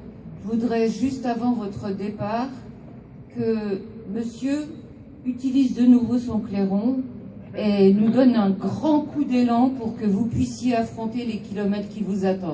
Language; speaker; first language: French; native; French